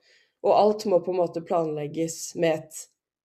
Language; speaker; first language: Norwegian; native; Norwegian